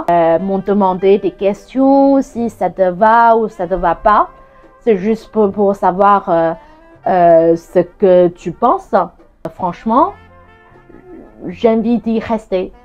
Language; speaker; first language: French; non-native, fluent; Chinese